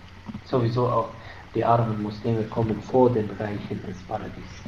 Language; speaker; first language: German; non-native, fluent; Arabic